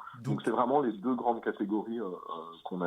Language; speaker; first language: French; native; French